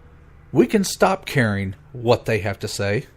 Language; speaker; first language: English; native; English